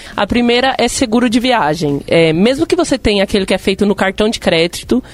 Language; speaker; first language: Portuguese; early bilingual, other home language; Spanish